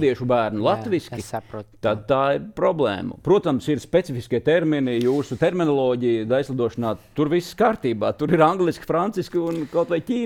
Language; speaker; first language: Latvian; native; Latvian